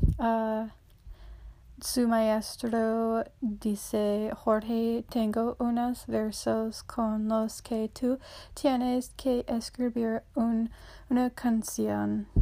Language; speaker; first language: Spanish; non-native, learner; English